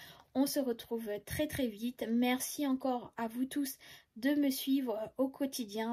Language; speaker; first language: French; native; French